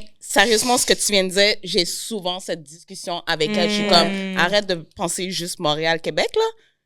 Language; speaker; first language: French; native; French